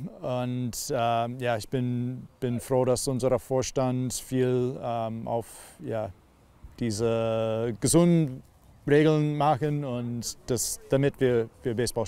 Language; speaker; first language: German; non-native, learner; English